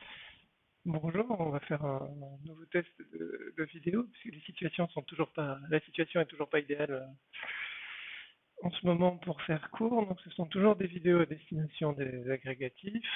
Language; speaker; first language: French; native; French